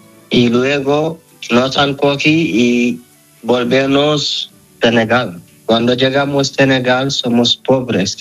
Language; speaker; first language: Spanish; non-native, learner; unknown